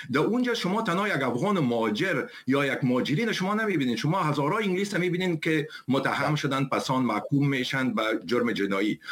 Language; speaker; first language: Persian; native; Persian